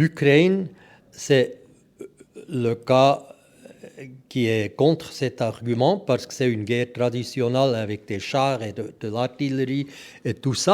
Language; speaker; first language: French; non-native, local second language; German